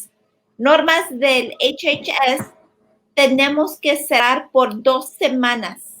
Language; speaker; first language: Spanish; early bilingual, heritage; Spanish